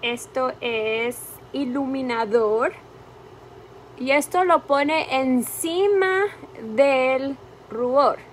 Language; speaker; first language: Spanish; early bilingual, heritage; Spanish